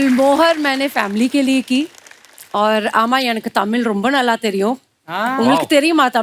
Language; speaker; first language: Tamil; non-native, fluent; Punjabi